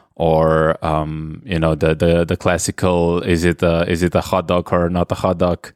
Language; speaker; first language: English; non-native, fluent; Slovenian